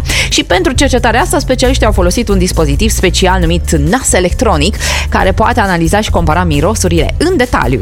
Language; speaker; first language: Romanian; native; Romanian